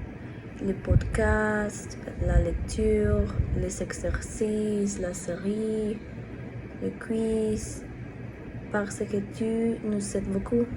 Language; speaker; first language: French; non-native, learner; Spanish